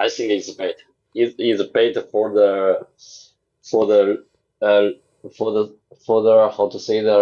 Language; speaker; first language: English; non-native, learner; Chinese